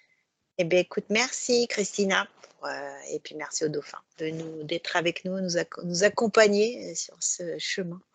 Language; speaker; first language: French; native; French